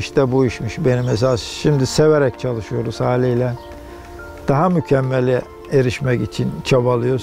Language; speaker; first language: Turkish; native; Turkish